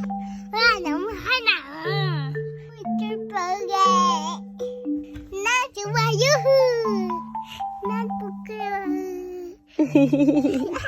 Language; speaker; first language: Korean; early bilingual, heritage; Korean